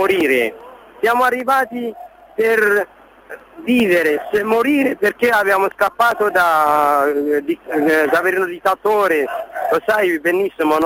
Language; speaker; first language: Italian; non-native, learner; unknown